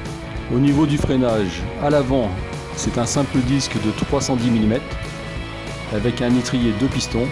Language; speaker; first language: French; native; French